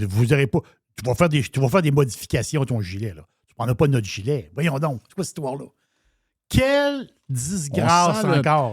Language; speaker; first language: French; native; French